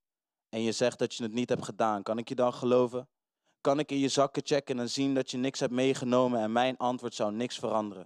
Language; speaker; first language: Dutch; native; Dutch